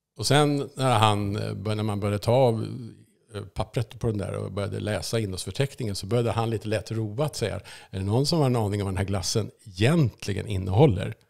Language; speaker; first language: Swedish; native; Swedish